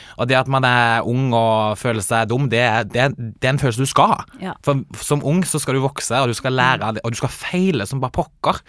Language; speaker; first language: Norwegian; native; Norwegian